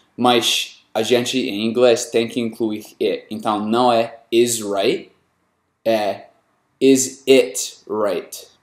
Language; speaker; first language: Portuguese; non-native, learner; English